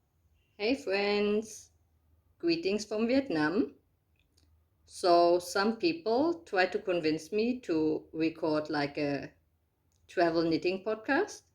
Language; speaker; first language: English; non-native, fluent; German